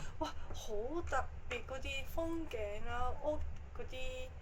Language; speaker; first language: Cantonese; non-native, fluent; Japanese